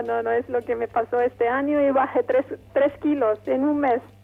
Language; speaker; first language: Spanish; non-native, fluent; Arabic